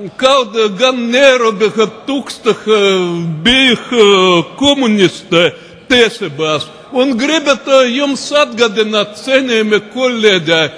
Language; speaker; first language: Latvian; non-native, local second language; Russian